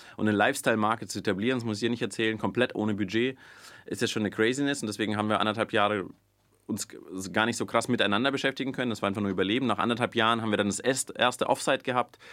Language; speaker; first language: German; early bilingual, other home language; Russian